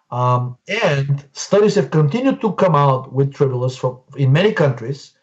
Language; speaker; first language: English; non-native, fluent; Bulgarian